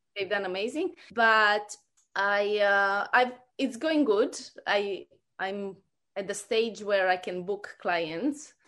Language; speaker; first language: English; non-native, fluent; Romanian